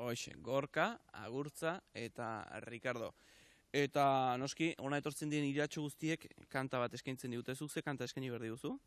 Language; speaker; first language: Basque; native; Basque